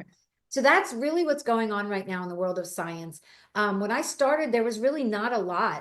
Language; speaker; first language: English; native; English